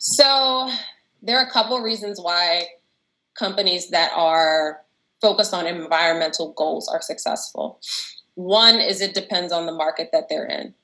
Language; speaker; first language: English; native; English